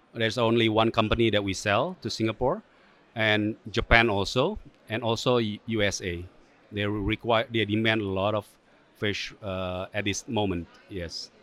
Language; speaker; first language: English; non-native, fluent; Indonesian